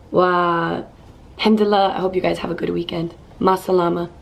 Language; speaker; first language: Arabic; non-native, learner; English